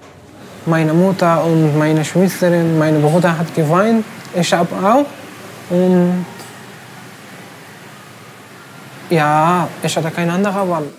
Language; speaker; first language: German; non-native, learner; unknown